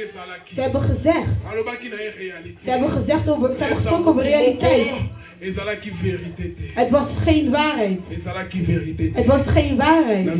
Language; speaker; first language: Dutch; non-native, learner; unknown